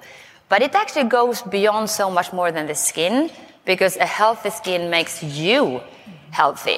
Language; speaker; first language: English; non-native, fluent; Swedish